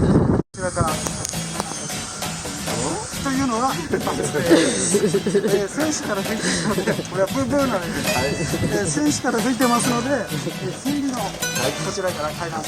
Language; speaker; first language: Japanese; native; Japanese